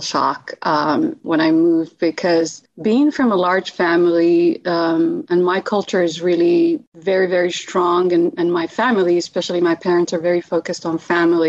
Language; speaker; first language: English; non-native, fluent; Arabic